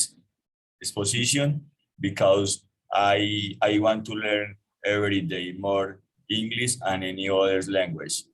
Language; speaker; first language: English; non-native, learner; Spanish